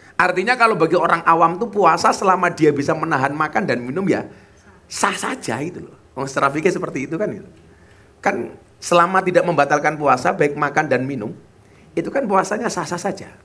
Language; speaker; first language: Indonesian; non-native, local second language; Javanese